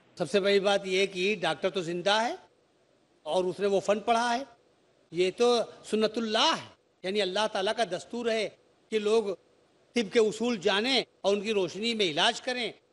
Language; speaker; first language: Urdu; native; Urdu